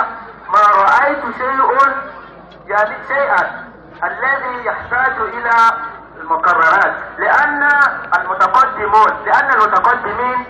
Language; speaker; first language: Arabic; non-native, learner; Yoruba